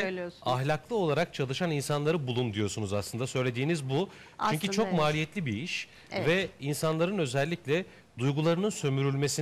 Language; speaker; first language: Turkish; native; Turkish